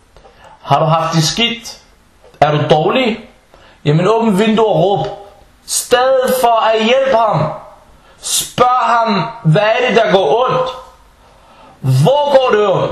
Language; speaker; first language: Danish; non-native, fluent; Arabic